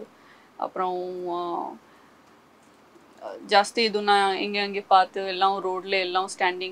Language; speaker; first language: Tamil; non-native, learner; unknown